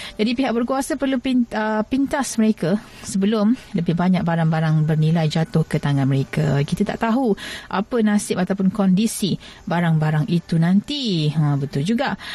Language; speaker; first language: Malay; native; Malay